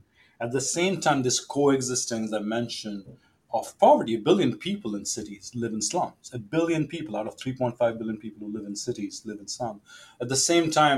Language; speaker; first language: English; non-native, local second language; Hindi